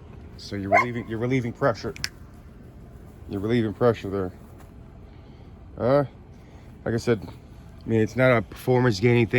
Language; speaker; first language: English; native; English